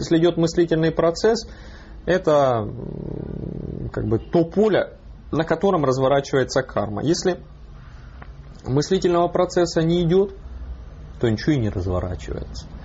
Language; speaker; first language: Russian; native; Russian